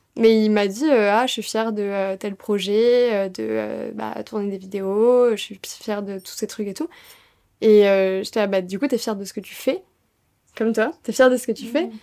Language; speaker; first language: French; native; French